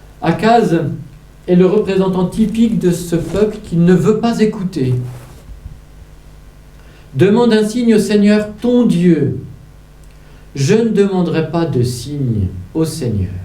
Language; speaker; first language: French; native; French